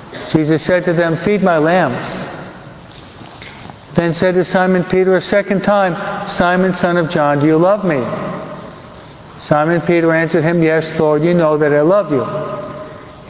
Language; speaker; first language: English; native; English